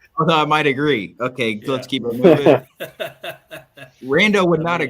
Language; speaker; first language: English; native; English